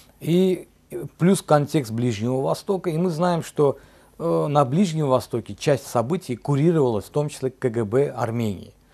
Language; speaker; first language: Russian; non-native, local second language; Azerbaijani